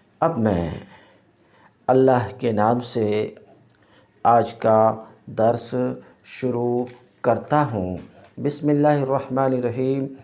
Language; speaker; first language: Urdu; native; Urdu